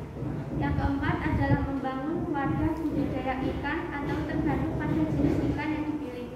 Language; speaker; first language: Indonesian; native; Indonesian